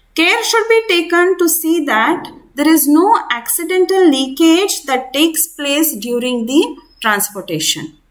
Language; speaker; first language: English; non-native, local second language; Kannada